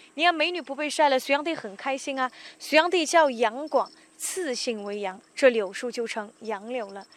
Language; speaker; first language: Chinese; native; Chinese